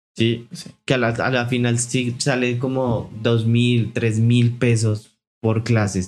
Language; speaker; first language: Spanish; native; Spanish